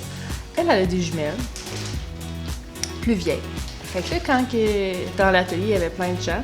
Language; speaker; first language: French; native; French